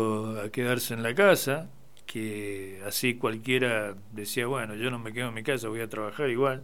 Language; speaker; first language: Spanish; native; Spanish